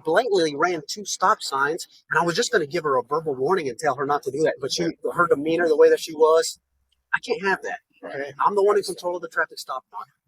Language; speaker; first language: English; native; English